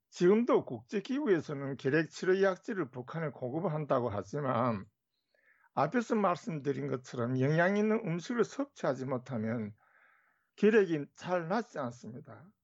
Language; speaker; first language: Korean; native; Korean